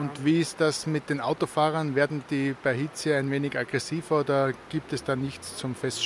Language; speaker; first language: German; native; German